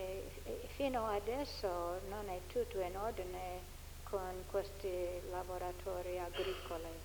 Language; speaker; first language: Italian; non-native, fluent; English